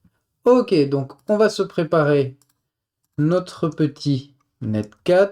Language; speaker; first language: French; native; French